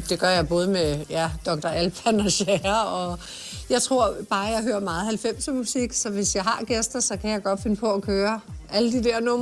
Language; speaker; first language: Danish; native; Danish